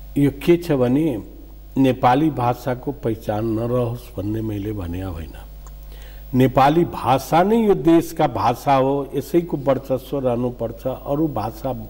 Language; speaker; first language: Nepali; non-native, local second language; Maithili